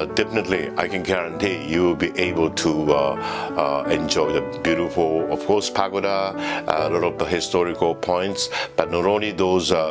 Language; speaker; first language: English; non-native, fluent; Japanese